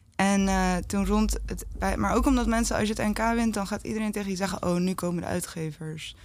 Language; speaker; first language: Dutch; native; Dutch